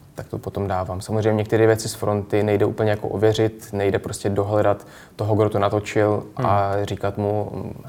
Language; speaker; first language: Czech; non-native, fluent; Russian